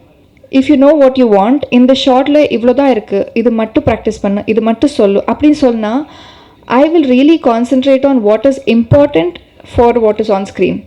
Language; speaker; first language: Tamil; non-native, learner; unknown